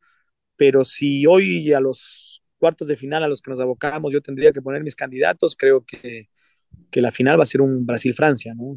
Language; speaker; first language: Spanish; native; Spanish